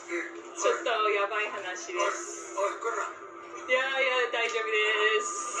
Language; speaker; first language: Japanese; non-native, learner; English